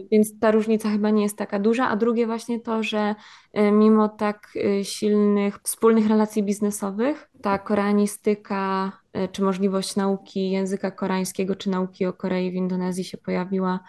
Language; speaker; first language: Polish; native; Polish